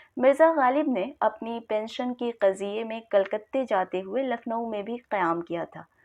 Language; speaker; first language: Urdu; native; Urdu